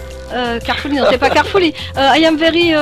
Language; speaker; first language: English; non-native, learner; French